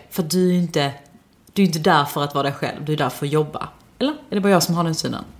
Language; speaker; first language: Swedish; early bilingual, other home language; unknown